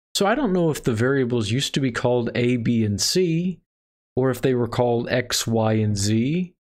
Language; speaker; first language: English; native; English